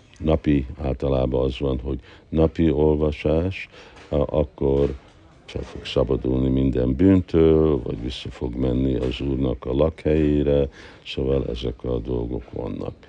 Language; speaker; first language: Hungarian; early bilingual, heritage; Hungarian